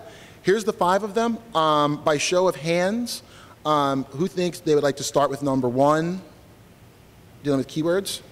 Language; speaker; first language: English; native; English